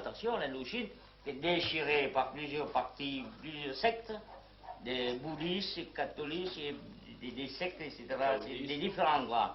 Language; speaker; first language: French; non-native, local second language; Vietnamese